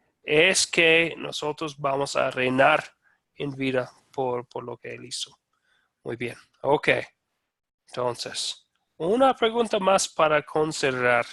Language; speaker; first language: Spanish; non-native, fluent; English